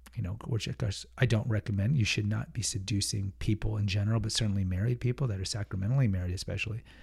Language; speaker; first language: English; early bilingual, other home language; Spanish